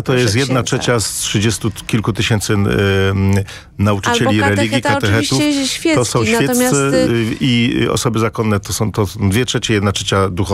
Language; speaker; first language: Polish; native; Polish